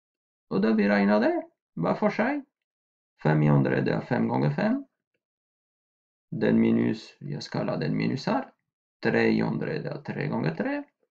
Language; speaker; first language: Norwegian; non-native, fluent; French